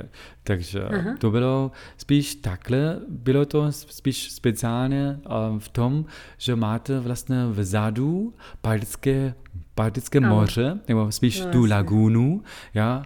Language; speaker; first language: Czech; non-native, fluent; German